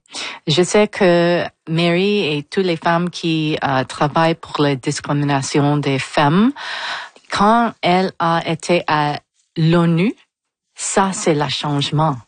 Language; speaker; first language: French; non-native, local second language; English